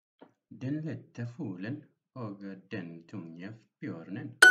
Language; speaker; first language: Norwegian; non-native, learner; Amharic